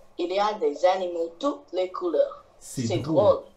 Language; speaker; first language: French; non-native, learner; Chinese